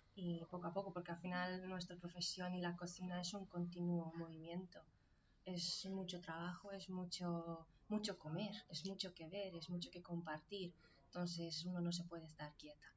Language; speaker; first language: Spanish; non-native, fluent; Hungarian